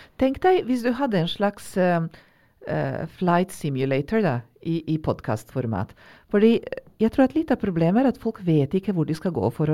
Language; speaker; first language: Norwegian; non-native, fluent; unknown